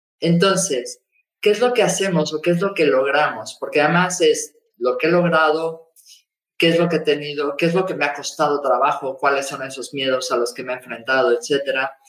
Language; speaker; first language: Spanish; native; Spanish